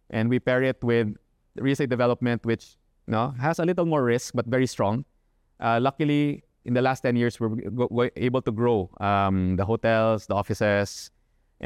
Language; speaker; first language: English; non-native, local second language; Cebuano